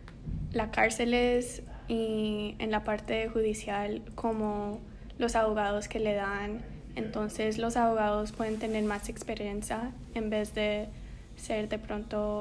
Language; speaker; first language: Spanish; early bilingual, heritage; Spanish